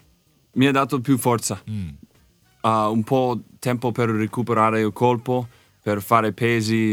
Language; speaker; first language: Italian; non-native, learner; English